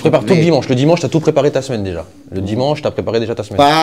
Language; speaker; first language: French; native; French